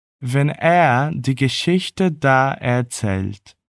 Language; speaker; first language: German; non-native, fluent; Portuguese